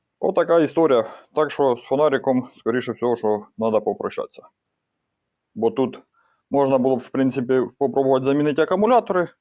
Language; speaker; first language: Ukrainian; native; Ukrainian